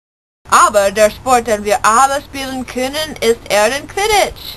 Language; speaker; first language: German; non-native, learner; English